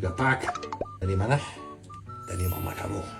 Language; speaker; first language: Indonesian; non-native, learner; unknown